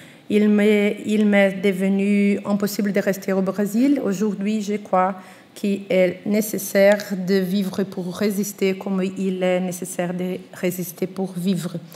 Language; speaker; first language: French; non-native, fluent; Portuguese